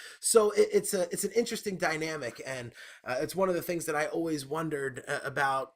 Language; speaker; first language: English; native; English